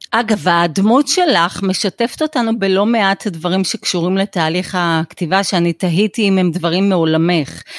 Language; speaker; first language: Hebrew; native; Hebrew